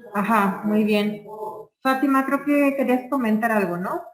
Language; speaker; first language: Spanish; native; Spanish